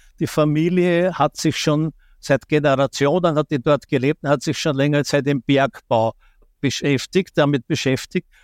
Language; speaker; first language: German; native; German